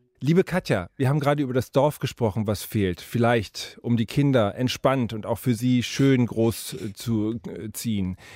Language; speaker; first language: German; native; German